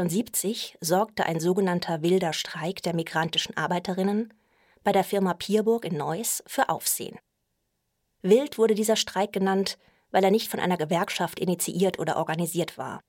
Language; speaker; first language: German; native; German